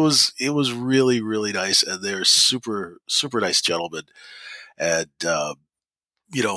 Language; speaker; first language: English; native; English